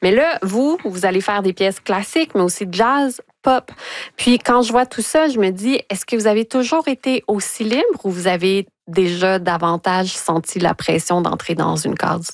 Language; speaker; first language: French; native; French